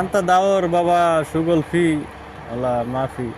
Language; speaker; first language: Arabic; non-native, learner; Bangla